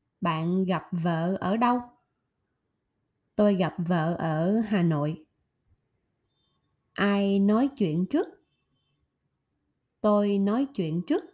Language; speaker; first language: Vietnamese; non-native, learner; German